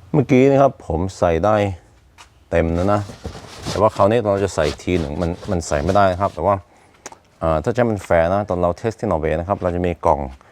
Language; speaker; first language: Thai; non-native, fluent; Norwegian